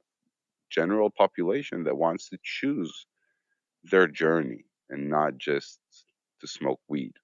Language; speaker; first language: English; non-native, fluent; Hebrew